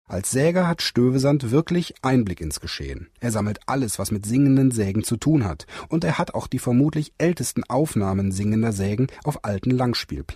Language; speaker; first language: German; native; German